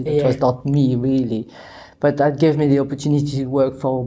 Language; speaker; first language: English; non-native, fluent; French